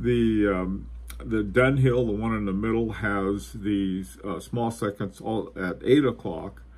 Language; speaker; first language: English; native; English